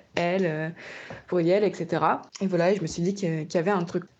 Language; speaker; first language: French; native; French